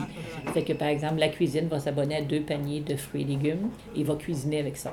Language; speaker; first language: French; native; French